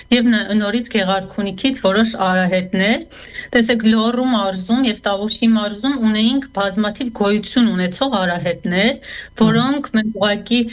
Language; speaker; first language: Armenian; native; Armenian